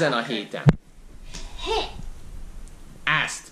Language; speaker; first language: Hungarian; native; Hungarian